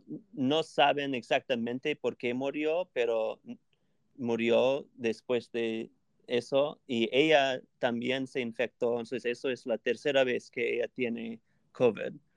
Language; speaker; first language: Spanish; non-native, fluent; English